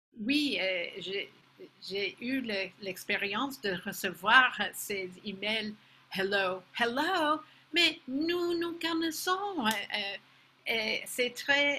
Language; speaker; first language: French; non-native, fluent; English